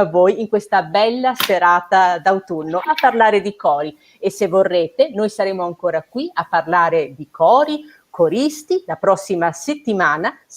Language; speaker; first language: Italian; native; Italian